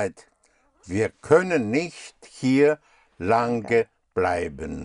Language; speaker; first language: German; non-native, fluent; English